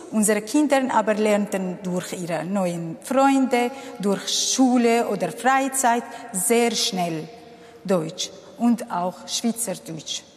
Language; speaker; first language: German; non-native, fluent; Kurdish